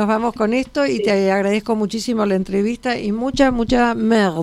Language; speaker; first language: Spanish; native; Spanish